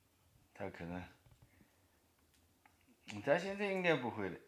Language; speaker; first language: Chinese; native; Chinese